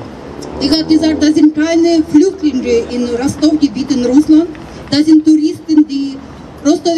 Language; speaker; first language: German; non-native, fluent; Russian